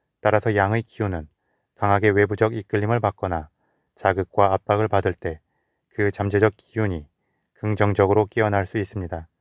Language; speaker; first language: Korean; native; Korean